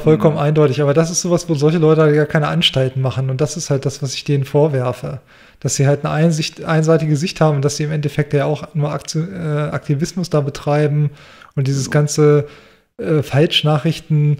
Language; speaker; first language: German; native; German